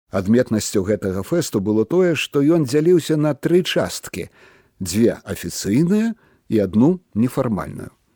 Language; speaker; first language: Belarusian; native; Belarusian